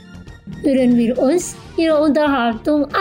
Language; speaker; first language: German; non-native, local second language; Indonesian